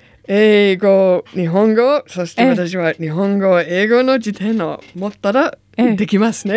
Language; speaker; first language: Japanese; non-native, learner; English